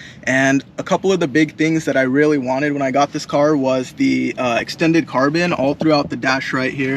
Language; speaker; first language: English; native; English